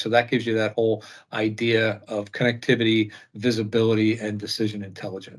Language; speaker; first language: English; native; English